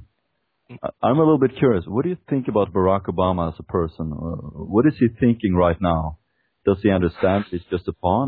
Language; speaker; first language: English; non-native, fluent; Norwegian